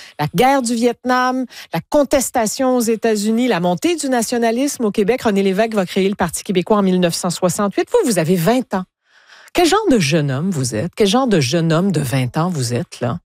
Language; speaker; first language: French; native; French